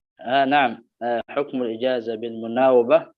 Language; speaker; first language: Arabic; native; Arabic